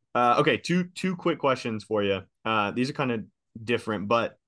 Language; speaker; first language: English; native; English